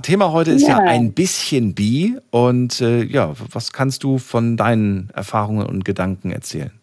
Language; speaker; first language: German; native; German